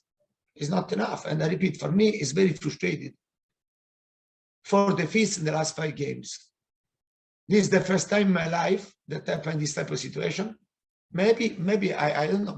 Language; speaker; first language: English; non-native, fluent; Italian